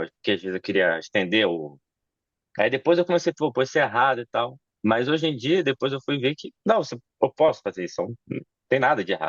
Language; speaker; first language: Portuguese; native; Portuguese